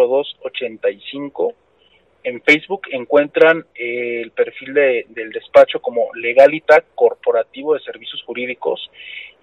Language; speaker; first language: Spanish; native; Spanish